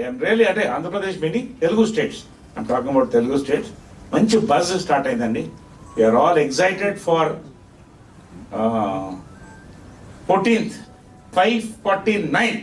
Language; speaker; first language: Telugu; native; Telugu